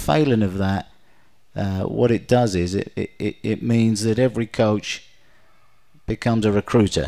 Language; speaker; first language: English; native; English